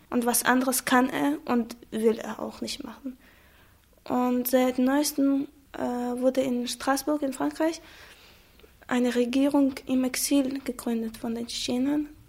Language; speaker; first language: German; non-native, fluent; Chechen